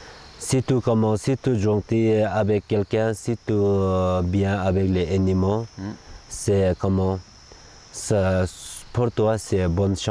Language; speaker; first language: French; non-native, learner; Sherpa